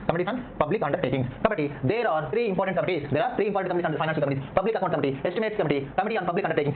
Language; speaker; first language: English; non-native, local second language; Telugu